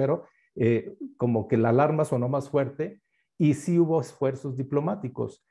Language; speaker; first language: Spanish; native; Spanish